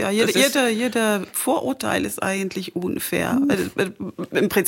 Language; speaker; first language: German; non-native, fluent; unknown